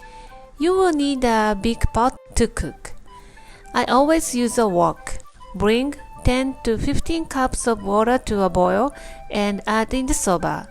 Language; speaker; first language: English; non-native, fluent; Japanese